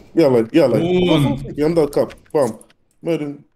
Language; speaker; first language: Romanian; early bilingual, other home language; English